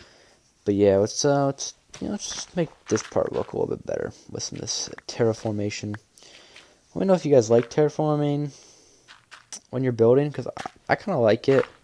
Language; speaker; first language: English; native; English